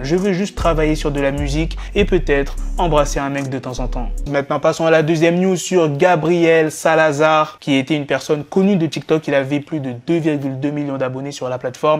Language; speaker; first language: French; native; French